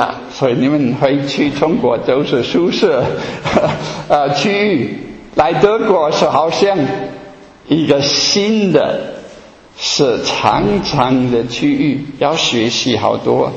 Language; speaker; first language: Chinese; non-native, fluent; German